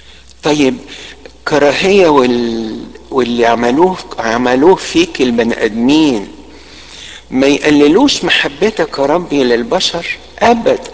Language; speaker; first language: Arabic; native; Arabic